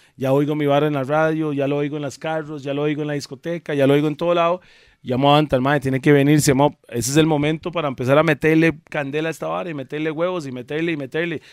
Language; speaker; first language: Spanish; early bilingual, other home language; English